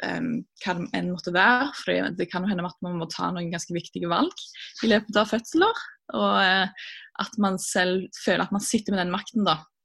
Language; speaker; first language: Norwegian; native; Norwegian